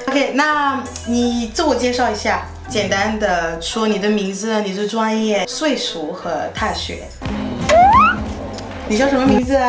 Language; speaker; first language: Chinese; non-native, fluent; French